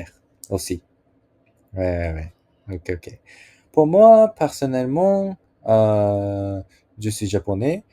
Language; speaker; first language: French; non-native, learner; Japanese